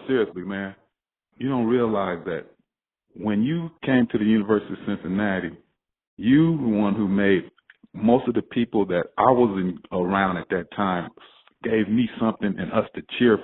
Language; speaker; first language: English; native; English